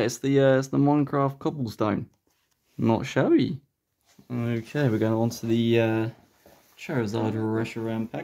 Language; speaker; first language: English; native; English